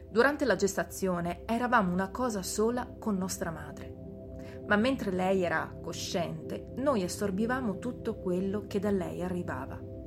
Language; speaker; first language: Italian; native; Italian